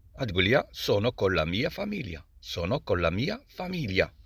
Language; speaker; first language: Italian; non-native, learner; Arabic